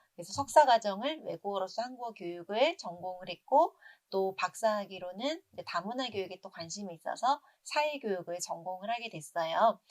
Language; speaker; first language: Korean; native; Korean